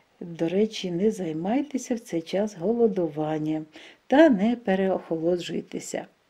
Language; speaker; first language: Ukrainian; non-native, local second language; Russian